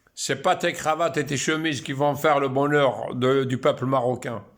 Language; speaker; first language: French; non-native, local second language; Arabic